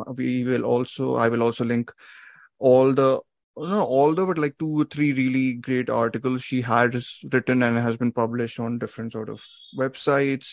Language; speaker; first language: English; non-native, local second language; Hindi